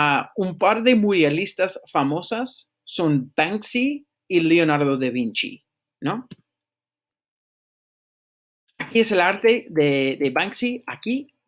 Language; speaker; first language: Spanish; non-native, fluent; English